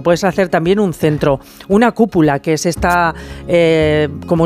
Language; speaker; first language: Spanish; native; Spanish